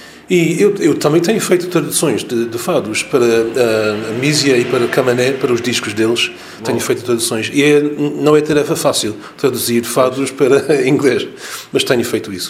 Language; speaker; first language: Portuguese; non-native, fluent; English